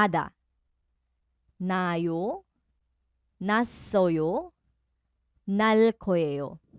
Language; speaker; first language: Korean; non-native, fluent; Filipino